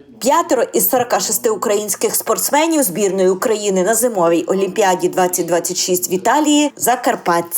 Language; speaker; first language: Ukrainian; native; Ukrainian